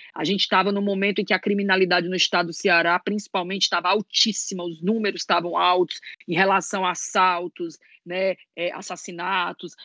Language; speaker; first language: Portuguese; native; Portuguese